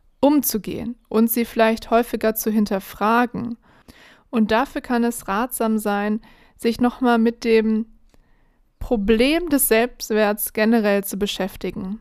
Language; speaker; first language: German; native; German